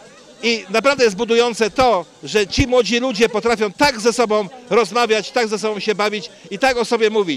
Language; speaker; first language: Polish; native; Polish